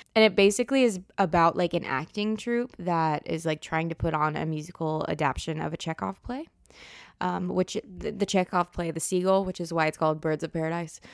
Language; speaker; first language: English; native; English